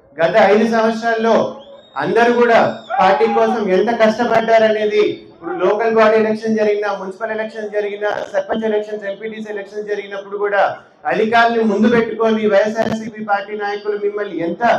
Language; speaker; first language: Telugu; native; Telugu